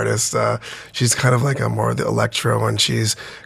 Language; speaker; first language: English; native; English